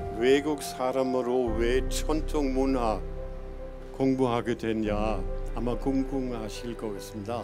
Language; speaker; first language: Korean; non-native, fluent; German